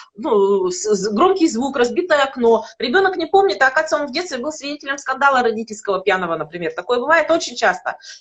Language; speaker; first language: Russian; native; Russian